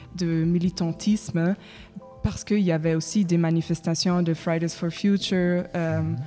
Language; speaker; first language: French; non-native, fluent; German